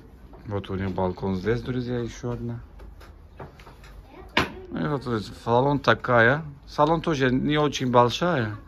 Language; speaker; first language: Russian; non-native, learner; Turkish